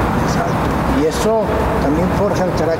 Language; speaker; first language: Spanish; native; Spanish